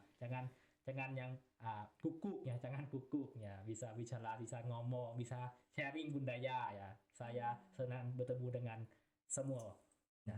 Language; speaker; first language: Indonesian; non-native, learner; Thai